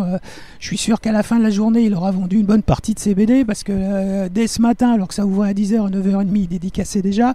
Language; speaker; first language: French; native; French